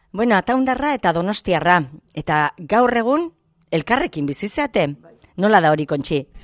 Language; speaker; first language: Basque; native; Basque